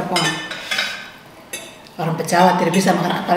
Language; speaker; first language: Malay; non-native, local second language; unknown